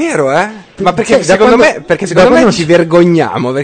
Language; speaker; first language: Italian; native; Italian